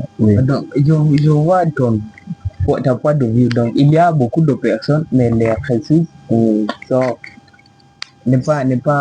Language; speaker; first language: French; non-native, learner; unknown